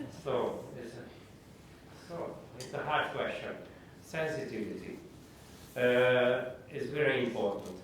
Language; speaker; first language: English; non-native, learner; Hungarian